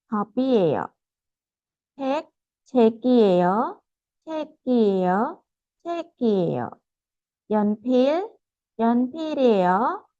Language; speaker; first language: Korean; non-native, fluent; Khmer